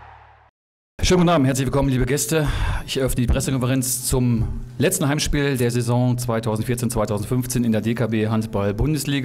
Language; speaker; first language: German; native; German